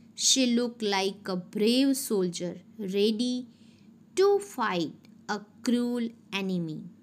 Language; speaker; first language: English; non-native, local second language; Gujarati